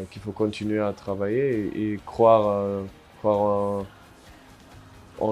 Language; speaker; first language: French; non-native, fluent; German